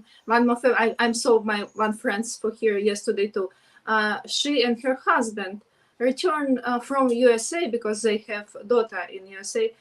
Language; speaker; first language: English; non-native, learner; Ukrainian